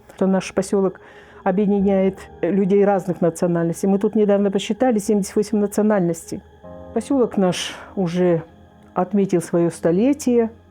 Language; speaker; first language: Russian; native; Russian